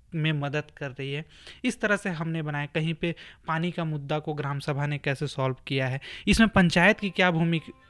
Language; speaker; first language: Hindi; native; Hindi